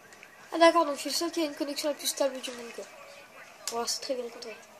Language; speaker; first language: French; native; French